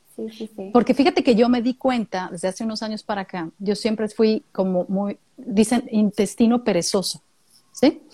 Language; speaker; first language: Spanish; native; Spanish